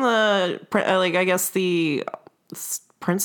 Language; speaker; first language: English; non-native, fluent; Russian